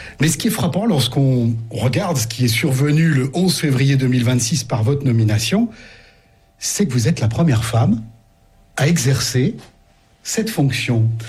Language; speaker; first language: French; native; French